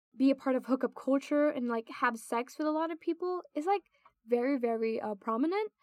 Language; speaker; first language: English; non-native, local second language; Filipino